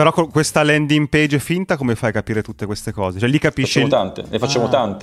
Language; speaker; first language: Italian; native; Italian